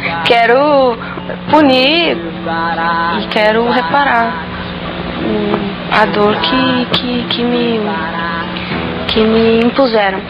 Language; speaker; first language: Portuguese; native; Portuguese